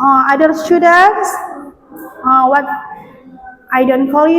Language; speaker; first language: English; non-native, learner; Indonesian